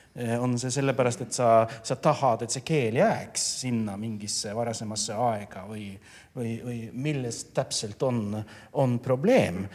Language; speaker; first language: Estonian; non-native, fluent; Norwegian